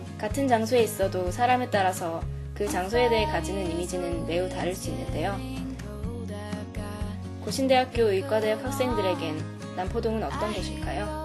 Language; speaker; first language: Korean; native; Korean